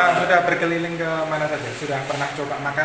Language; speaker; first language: Indonesian; native; Indonesian